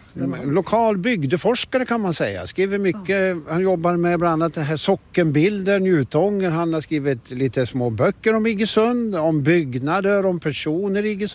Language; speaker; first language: Swedish; native; Swedish